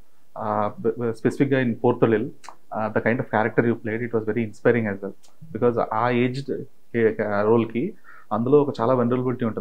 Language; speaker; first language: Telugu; native; Telugu